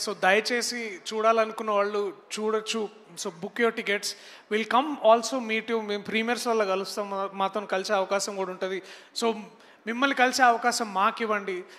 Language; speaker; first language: Telugu; native; Telugu